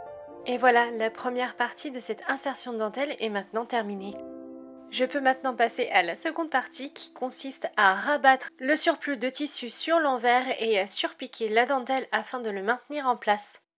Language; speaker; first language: French; native; French